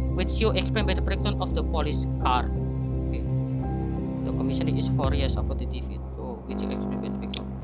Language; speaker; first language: English; non-native, learner; Indonesian